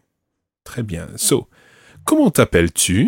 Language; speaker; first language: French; non-native, fluent; English